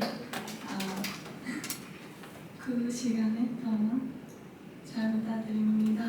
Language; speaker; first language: Korean; non-native, learner; Japanese